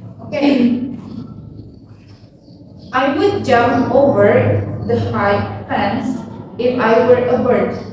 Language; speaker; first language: English; non-native, fluent; Indonesian